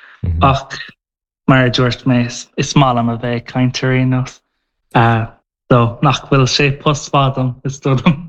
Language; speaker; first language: Irish; non-native, local second language; English